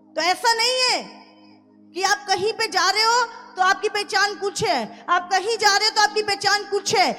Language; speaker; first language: Hindi; native; Hindi